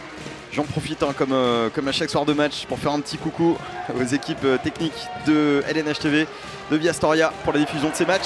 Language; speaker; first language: French; native; French